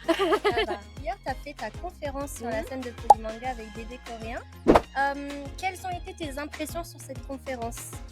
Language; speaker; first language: French; native; French